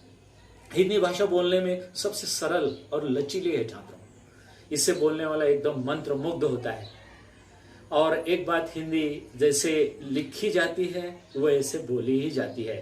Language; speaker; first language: Hindi; non-native, local second language; Marathi